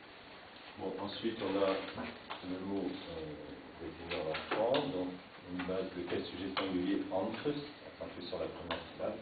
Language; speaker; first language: French; native; French